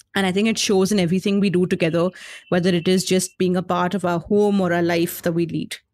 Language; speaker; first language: English; non-native, local second language; Hindi